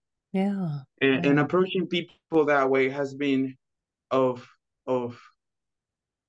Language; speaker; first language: English; non-native, fluent; Spanish